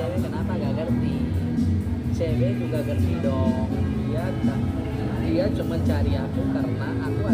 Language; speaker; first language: Indonesian; non-native, fluent; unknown